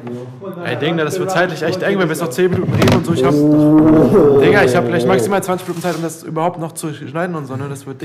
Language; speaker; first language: German; native; German